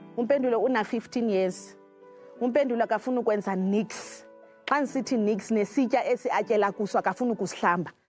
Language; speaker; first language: Zulu; non-native, local second language; Xhosa